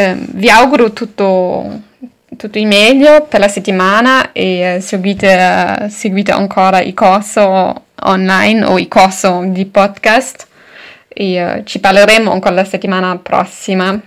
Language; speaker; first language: Italian; non-native, fluent; German